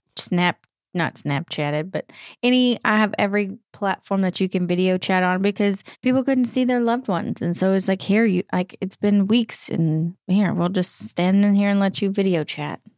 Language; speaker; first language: English; native; English